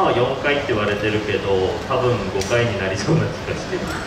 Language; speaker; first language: Japanese; native; Japanese